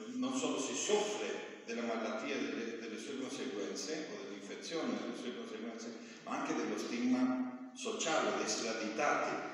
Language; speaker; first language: Italian; non-native, fluent; Spanish